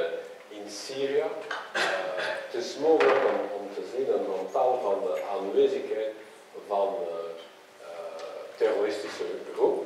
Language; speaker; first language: Dutch; non-native, local second language; French